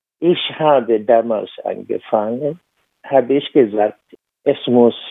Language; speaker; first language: German; non-native, fluent; Swahili